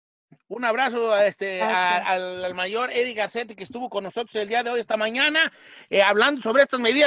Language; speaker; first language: Spanish; native; Spanish